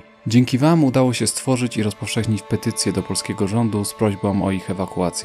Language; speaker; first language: Polish; native; Polish